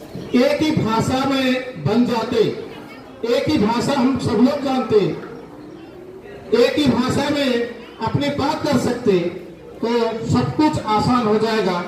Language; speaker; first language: Hindi; non-native, local second language; Odia